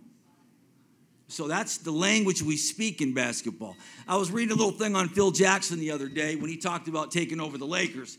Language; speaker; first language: English; native; English